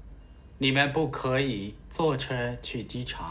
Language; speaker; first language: Chinese; non-native, fluent; Burmese